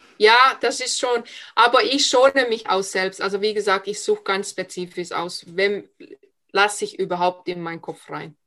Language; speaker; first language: German; non-native, fluent; Finnish